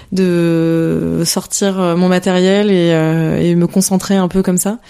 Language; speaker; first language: French; native; French